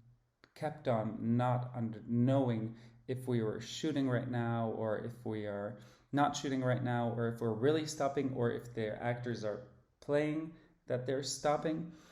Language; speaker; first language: English; non-native, fluent; Polish